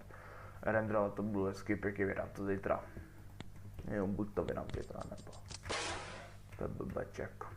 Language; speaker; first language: Czech; native; Czech